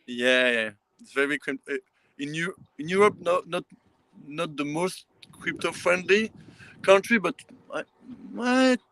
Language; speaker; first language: English; non-native, learner; French